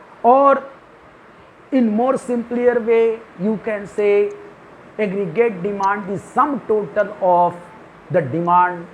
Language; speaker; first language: English; non-native, local second language; Hindi